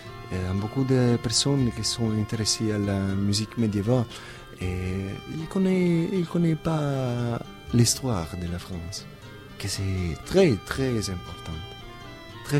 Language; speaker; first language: French; non-native, learner; Italian